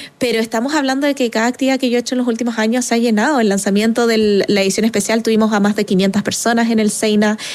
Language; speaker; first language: Spanish; native; Spanish